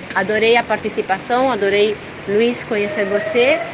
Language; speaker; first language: Portuguese; early bilingual, heritage; Spanish